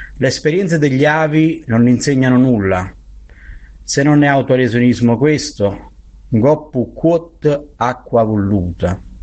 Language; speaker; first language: Italian; native; Italian